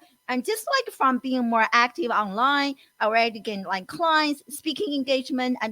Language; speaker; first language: English; non-native, fluent; Chinese